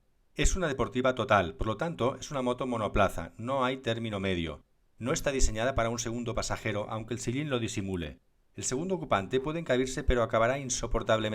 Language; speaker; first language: Spanish; native; Spanish